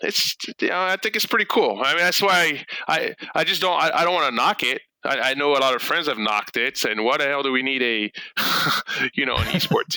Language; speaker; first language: English; early bilingual, other home language; French